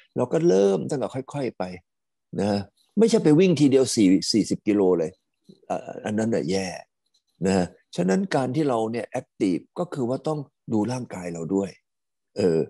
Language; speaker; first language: Thai; native; Thai